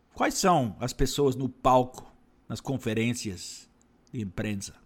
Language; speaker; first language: Portuguese; non-native, fluent; English